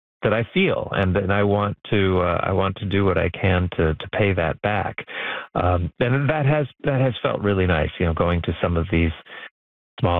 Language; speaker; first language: English; native; English